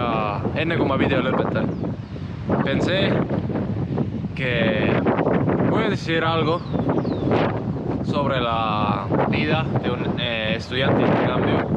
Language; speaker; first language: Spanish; non-native, learner; Estonian